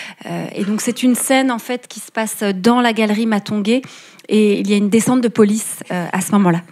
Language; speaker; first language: French; native; French